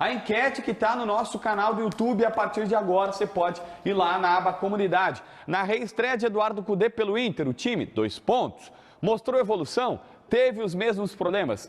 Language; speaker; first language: Portuguese; native; Portuguese